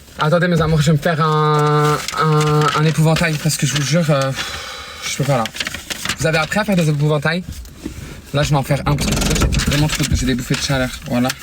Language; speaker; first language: French; native; French